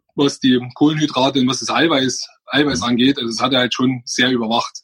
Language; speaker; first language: German; native; German